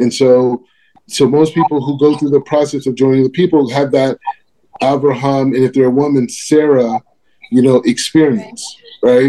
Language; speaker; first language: English; native; English